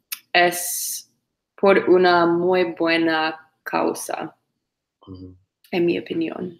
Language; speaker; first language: Spanish; non-native, learner; English